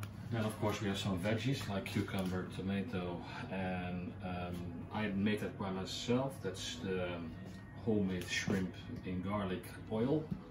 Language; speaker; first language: English; non-native, fluent; Dutch